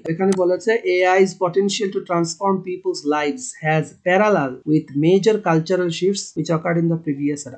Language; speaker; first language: English; non-native, local second language; Bangla